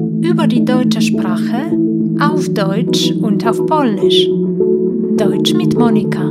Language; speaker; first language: German; non-native, fluent; Polish